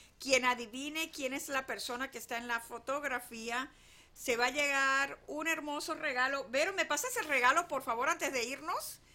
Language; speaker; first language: Spanish; native; Spanish